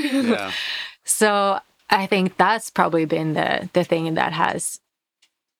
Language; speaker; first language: English; non-native, fluent; Finnish